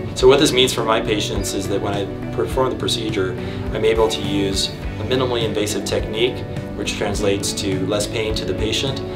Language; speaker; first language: English; native; English